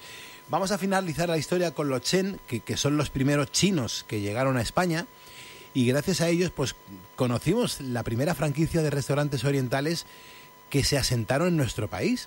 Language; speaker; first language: Spanish; native; Spanish